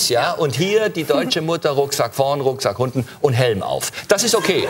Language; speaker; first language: German; native; German